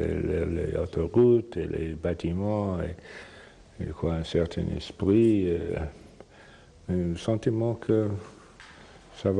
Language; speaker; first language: French; non-native, fluent; English